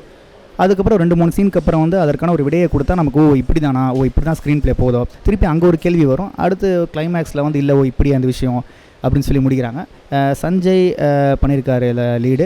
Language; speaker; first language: Tamil; native; Tamil